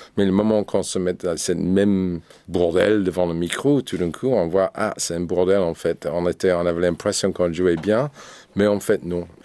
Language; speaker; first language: French; non-native, fluent; English